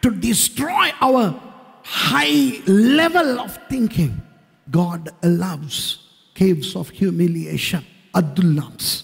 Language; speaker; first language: English; non-native, local second language; Tamil